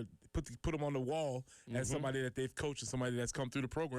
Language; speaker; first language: English; native; English